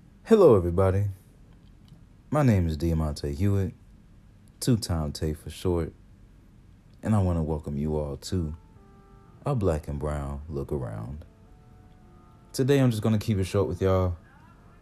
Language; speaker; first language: English; native; English